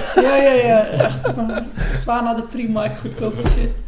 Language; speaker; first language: Dutch; native; Dutch